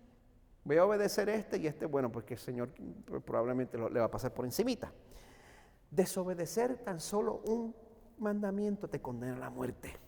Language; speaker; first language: Spanish; native; Spanish